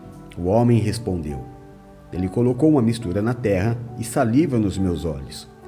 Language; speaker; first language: Portuguese; native; Portuguese